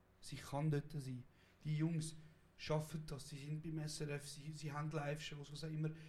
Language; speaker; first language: German; early bilingual, other home language; Kurdish